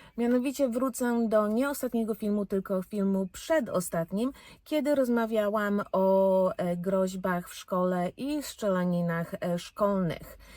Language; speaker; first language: Polish; early bilingual, heritage; Polish